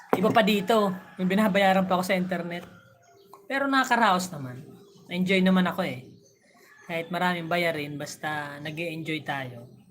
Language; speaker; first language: Filipino; non-native, local second language; Bikol